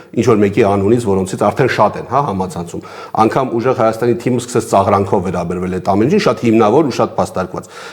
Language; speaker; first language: Armenian; native; Armenian